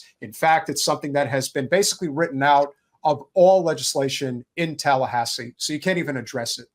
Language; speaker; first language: English; native; English